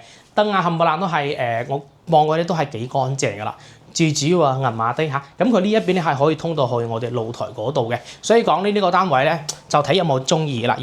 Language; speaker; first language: Cantonese; native; Cantonese